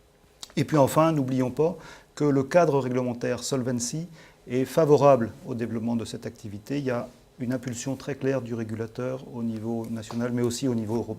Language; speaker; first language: French; native; French